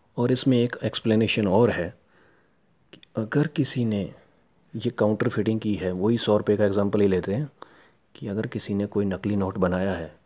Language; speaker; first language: Hindi; non-native, local second language; Punjabi